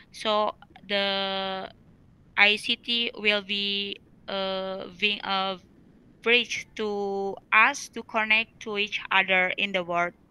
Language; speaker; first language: English; non-native, learner; Indonesian